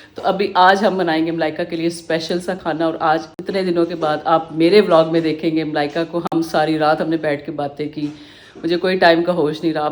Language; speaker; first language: Urdu; native; Urdu